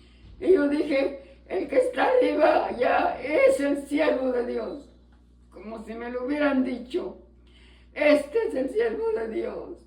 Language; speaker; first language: Spanish; native; Spanish